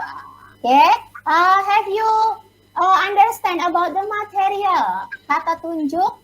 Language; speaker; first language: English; non-native, learner; Indonesian